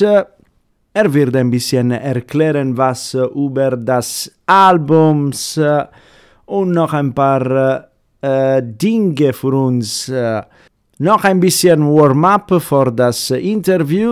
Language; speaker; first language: German; non-native, fluent; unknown